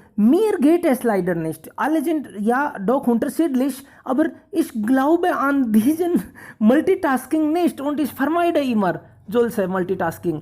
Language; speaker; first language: German; non-native, fluent; Hindi